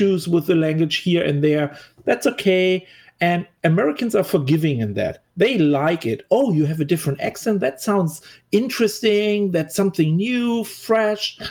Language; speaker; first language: English; non-native, fluent; German